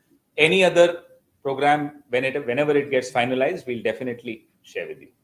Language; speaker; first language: English; non-native, local second language; Hindi